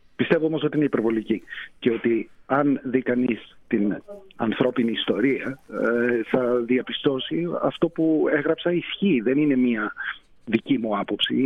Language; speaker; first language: Greek; early bilingual, heritage; Greek